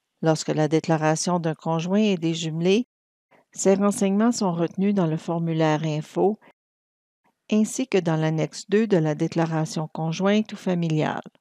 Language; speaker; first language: French; native; French